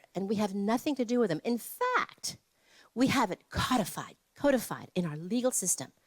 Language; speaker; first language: English; native; English